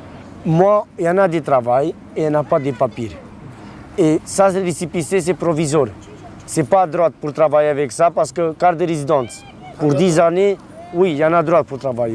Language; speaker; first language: French; non-native, learner; Romanian